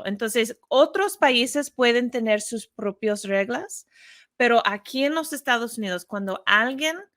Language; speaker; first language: Spanish; non-native, learner; English